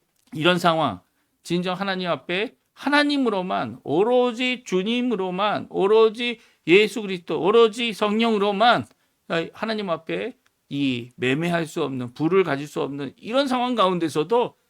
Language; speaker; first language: Korean; native; Korean